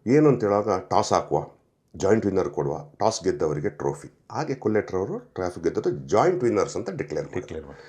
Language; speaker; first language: Kannada; non-native, local second language; Kodava